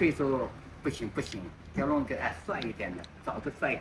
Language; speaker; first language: Chinese; native; Chinese